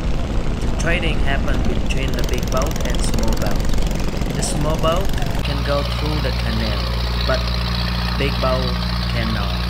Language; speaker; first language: English; non-native, fluent; Vietnamese